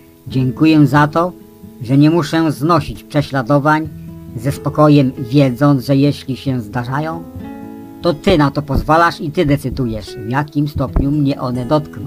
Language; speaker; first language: Polish; native; Polish